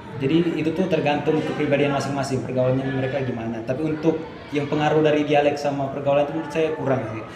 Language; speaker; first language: Indonesian; early bilingual, heritage; Indonesian